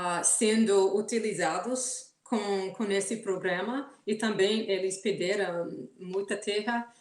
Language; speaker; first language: Portuguese; non-native, fluent; English